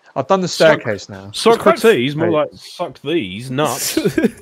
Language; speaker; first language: English; native; English